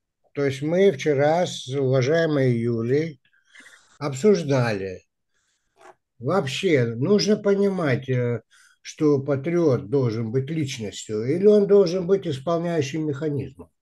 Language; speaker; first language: Russian; native; Russian